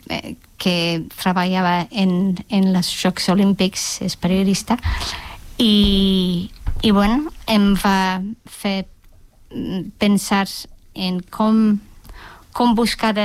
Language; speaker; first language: Catalan; non-native, fluent; English